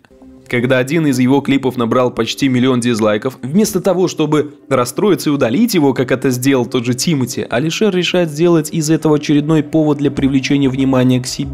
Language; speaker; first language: Russian; native; Russian